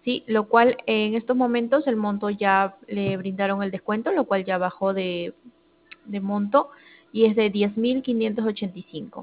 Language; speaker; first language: Spanish; native; Spanish